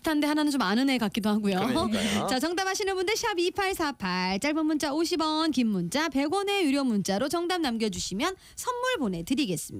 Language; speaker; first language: Korean; native; Korean